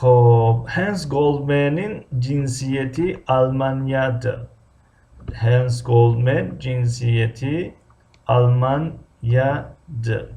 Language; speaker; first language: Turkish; non-native, fluent; Persian